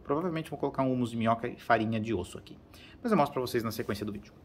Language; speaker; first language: Portuguese; native; Portuguese